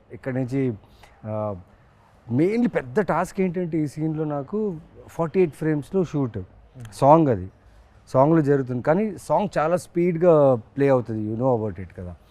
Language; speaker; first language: Telugu; native; Telugu